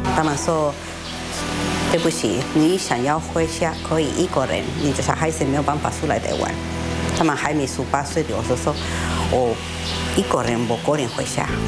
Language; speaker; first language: Chinese; non-native, learner; Spanish